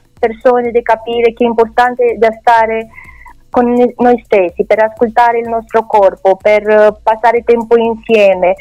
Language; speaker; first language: Italian; non-native, learner; Romanian